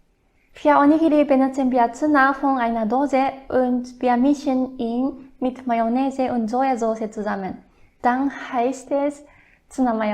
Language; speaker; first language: German; non-native, fluent; Japanese